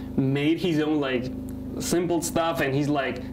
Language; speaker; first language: English; non-native, fluent; Georgian